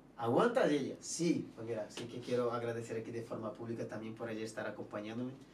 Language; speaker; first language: Spanish; non-native, fluent; Portuguese